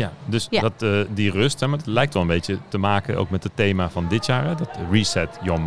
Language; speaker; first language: Dutch; native; Dutch